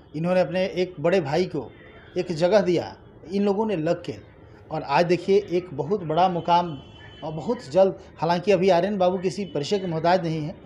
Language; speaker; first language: Hindi; native; Hindi